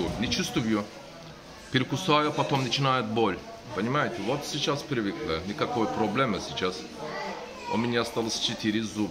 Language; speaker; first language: Russian; non-native, learner; Turkish